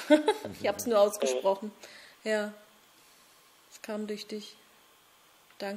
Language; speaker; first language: German; native; German